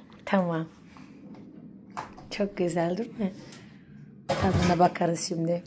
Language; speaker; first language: Turkish; non-native, learner; Persian